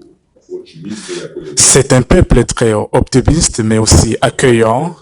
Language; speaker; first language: French; non-native, fluent; Portuguese